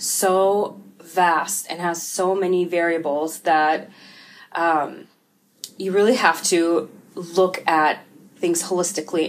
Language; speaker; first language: English; early bilingual, other home language; Russian